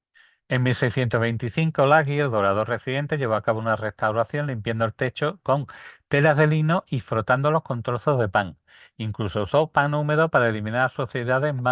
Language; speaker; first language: Spanish; native; Spanish